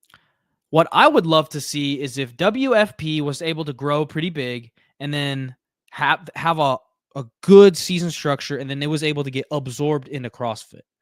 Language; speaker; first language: English; native; English